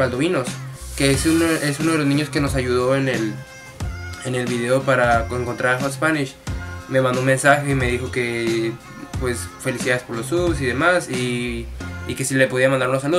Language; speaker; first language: Spanish; native; Spanish